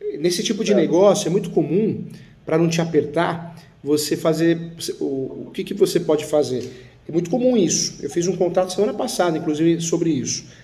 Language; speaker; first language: Portuguese; native; Portuguese